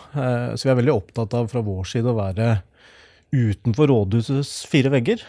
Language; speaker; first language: Norwegian; native; Norwegian